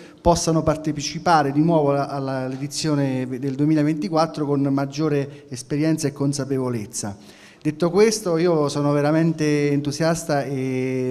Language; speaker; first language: Italian; native; Italian